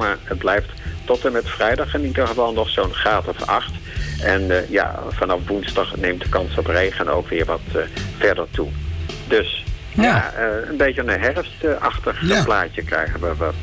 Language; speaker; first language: Dutch; native; Dutch